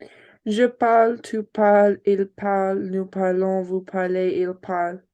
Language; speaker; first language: French; non-native, learner; English